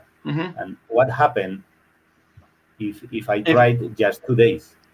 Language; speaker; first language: English; non-native, learner; Spanish